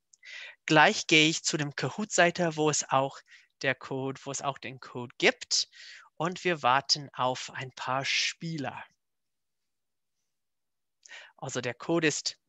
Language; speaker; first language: German; non-native, fluent; English